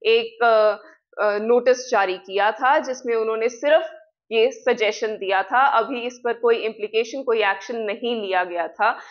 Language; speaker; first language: Hindi; non-native, local second language; Punjabi